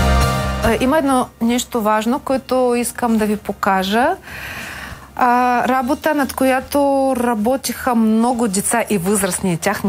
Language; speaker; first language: Bulgarian; non-native, fluent; Ukrainian